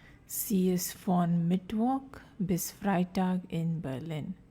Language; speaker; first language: German; non-native, fluent; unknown